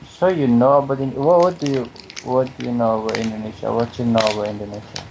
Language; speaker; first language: English; non-native, learner; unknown